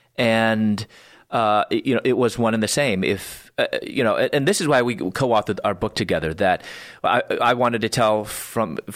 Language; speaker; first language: English; native; English